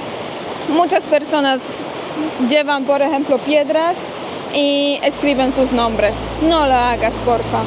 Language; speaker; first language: Spanish; non-native, fluent; Polish